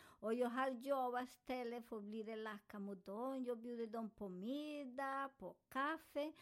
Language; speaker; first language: Swedish; non-native, fluent; Spanish